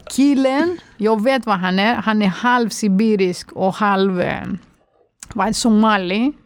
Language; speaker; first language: Swedish; non-native, fluent; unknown